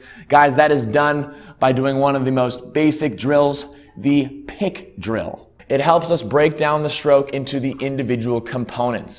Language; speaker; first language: English; native; English